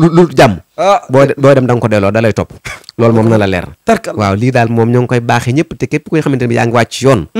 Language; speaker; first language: Wolof; native; Wolof